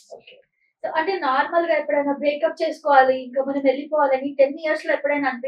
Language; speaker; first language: Telugu; native; Telugu